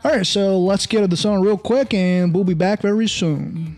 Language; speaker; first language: English; non-native, fluent; Chinese